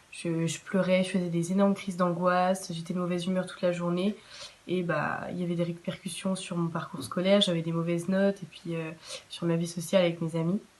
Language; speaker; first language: French; native; French